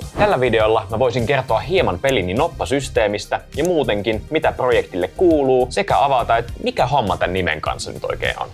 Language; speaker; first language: Finnish; native; Finnish